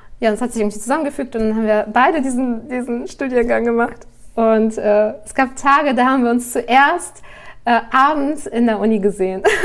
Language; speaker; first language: German; early bilingual, other home language; Russian